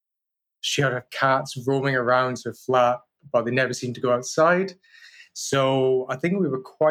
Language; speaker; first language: English; native; English